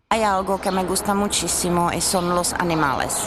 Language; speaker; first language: Spanish; non-native, learner; Czech